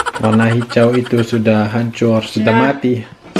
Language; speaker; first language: Indonesian; non-native, learner; German